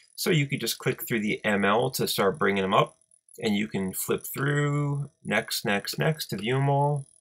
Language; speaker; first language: English; native; English